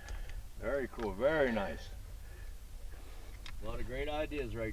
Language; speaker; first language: English; native; English